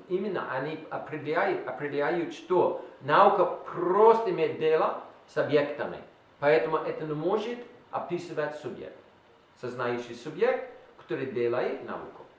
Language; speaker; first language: Russian; non-native, learner; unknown